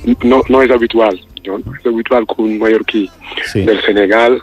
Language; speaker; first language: Catalan; non-native, fluent; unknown